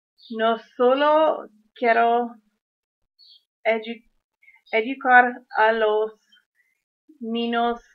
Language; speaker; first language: Spanish; non-native, learner; English